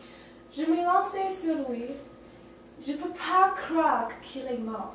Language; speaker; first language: French; non-native, learner; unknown